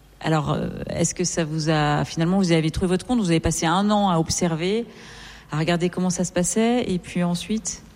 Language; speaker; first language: French; native; French